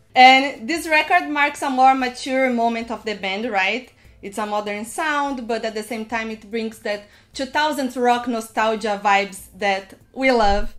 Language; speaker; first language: English; non-native, fluent; Portuguese